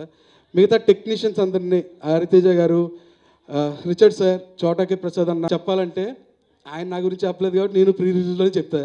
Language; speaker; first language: Telugu; native; Telugu